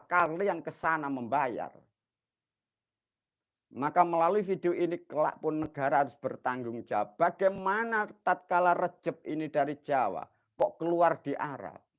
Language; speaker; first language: Indonesian; non-native, local second language; Javanese